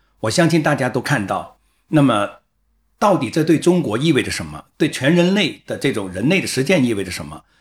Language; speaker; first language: Chinese; native; Chinese